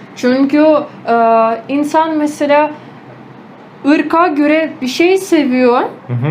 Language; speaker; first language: Turkish; non-native, fluent; Ukrainian